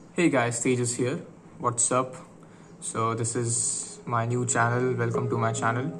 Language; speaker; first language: English; non-native, local second language; Marathi